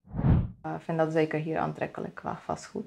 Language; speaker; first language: Dutch; non-native, fluent; Czech